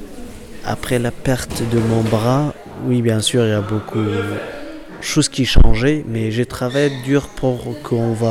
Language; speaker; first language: French; non-native, learner; Kurdish